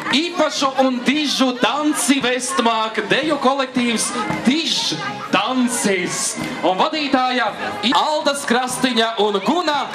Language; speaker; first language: Latvian; native; Latvian